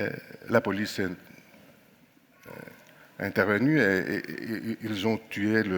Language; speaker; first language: French; non-native, fluent; Greek